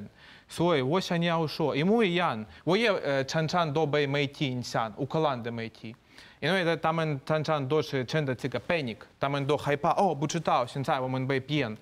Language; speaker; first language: Chinese; non-native, fluent; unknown